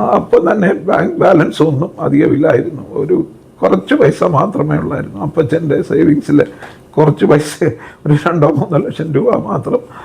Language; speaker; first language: Malayalam; native; Malayalam